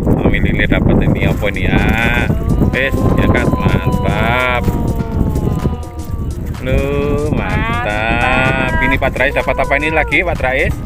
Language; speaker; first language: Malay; non-native, local second language; Javanese